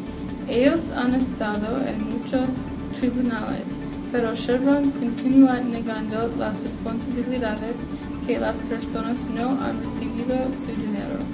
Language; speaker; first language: Spanish; non-native, learner; English